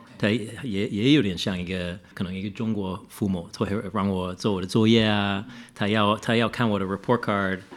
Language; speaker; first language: Chinese; non-native, fluent; English